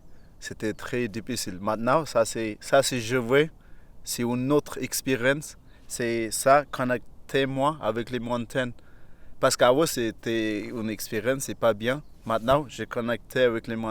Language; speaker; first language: French; non-native, learner; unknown